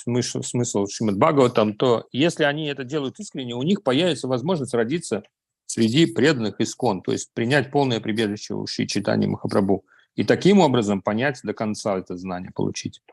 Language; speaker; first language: Russian; native; Russian